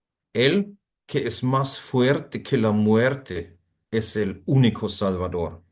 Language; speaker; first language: Spanish; non-native, fluent; German